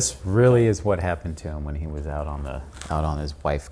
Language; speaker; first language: English; native; English